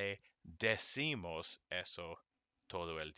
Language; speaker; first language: Spanish; non-native, fluent; English